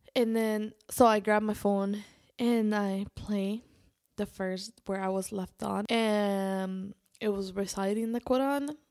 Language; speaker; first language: English; non-native, fluent; Spanish